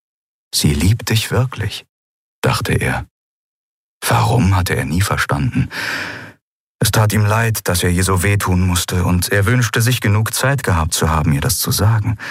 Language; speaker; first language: German; native; German